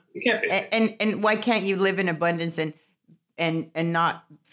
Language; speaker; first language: English; native; English